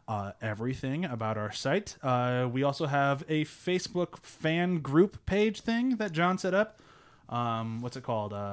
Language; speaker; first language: English; native; English